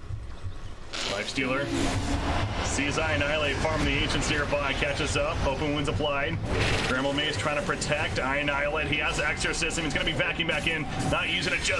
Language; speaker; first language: English; native; English